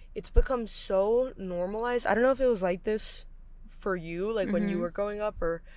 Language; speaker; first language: English; early bilingual, other home language; Spanish